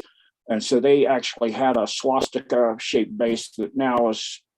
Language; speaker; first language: English; native; English